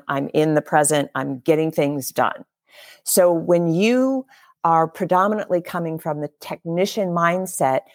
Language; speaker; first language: English; native; English